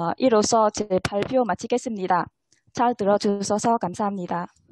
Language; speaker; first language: Korean; non-native, fluent; Vietnamese